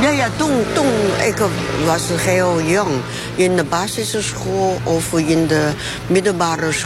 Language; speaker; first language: Dutch; non-native, learner; Chinese